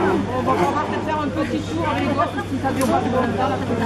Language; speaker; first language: French; native; French